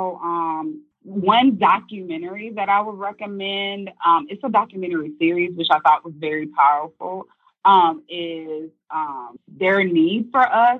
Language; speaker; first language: English; native; English